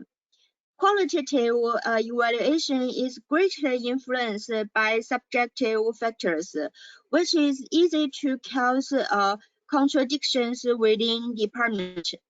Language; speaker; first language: English; non-native, learner; Chinese